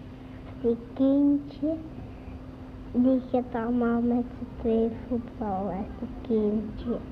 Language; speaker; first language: Dutch; early bilingual, other home language; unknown